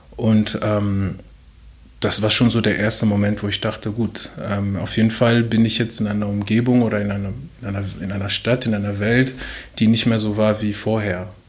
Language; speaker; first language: German; early bilingual, other home language; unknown